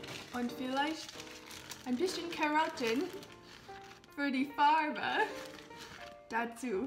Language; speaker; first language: German; non-native, learner; English